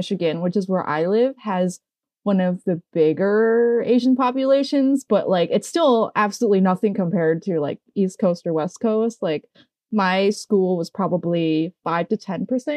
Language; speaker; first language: English; native; English